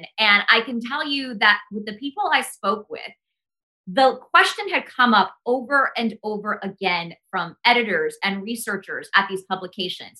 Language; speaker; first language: English; early bilingual, other home language; Spanish